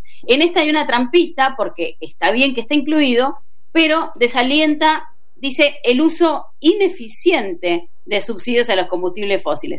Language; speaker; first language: Spanish; native; Spanish